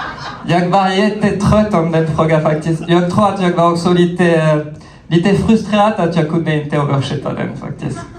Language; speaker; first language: Swedish; non-native, fluent; French